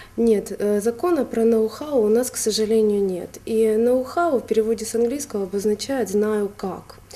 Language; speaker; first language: Russian; native; Russian